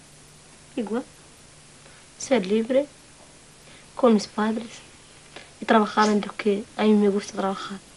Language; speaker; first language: Spanish; non-native, learner; Arabic